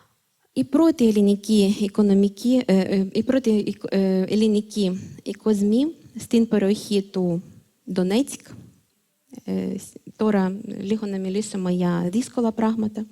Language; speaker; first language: Greek; non-native, fluent; Ukrainian